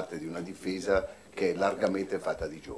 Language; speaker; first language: Italian; non-native, fluent; Portuguese